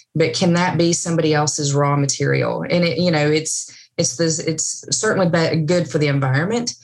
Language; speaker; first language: English; native; English